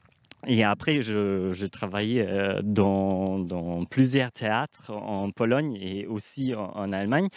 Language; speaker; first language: French; non-native, fluent; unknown